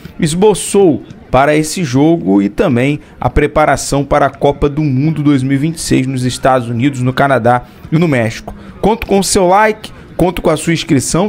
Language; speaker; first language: Portuguese; native; Portuguese